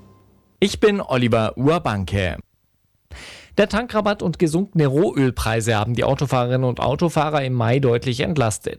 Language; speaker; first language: German; native; German